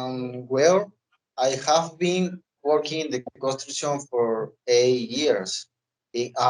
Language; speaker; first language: English; non-native, learner; Spanish